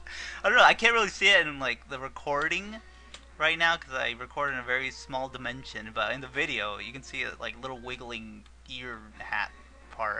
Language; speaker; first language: English; native; English